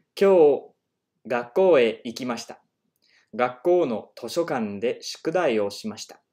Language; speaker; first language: Japanese; non-native, learner; English